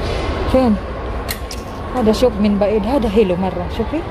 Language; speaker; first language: Arabic; non-native, learner; Filipino